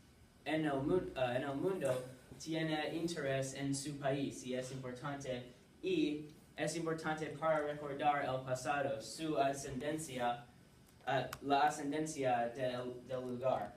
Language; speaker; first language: Spanish; non-native, learner; English